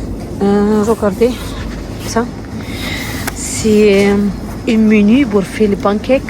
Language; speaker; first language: French; non-native, learner; Arabic